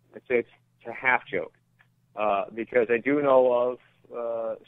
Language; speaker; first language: English; native; English